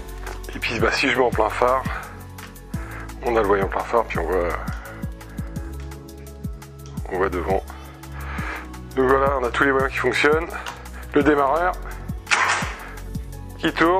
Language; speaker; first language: French; native; French